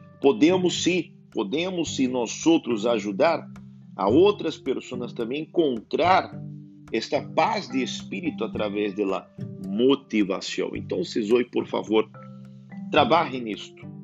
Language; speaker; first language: Portuguese; non-native, learner; Spanish